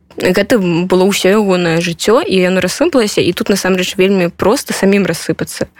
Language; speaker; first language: Belarusian; non-native, local second language; Russian